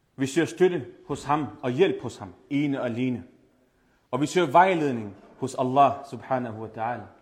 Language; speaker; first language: Danish; early bilingual, other home language; Arabic